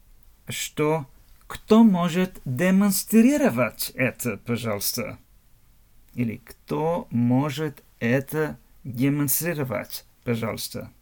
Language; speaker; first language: Russian; non-native, fluent; German